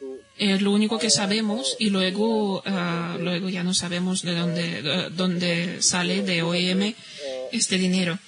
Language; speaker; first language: Spanish; non-native, fluent; Bosnian